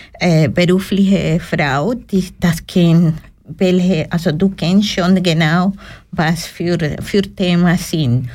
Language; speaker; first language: German; non-native, learner; Spanish